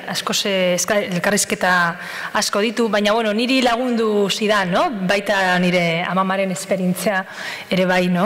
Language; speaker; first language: Basque; non-native, fluent; Spanish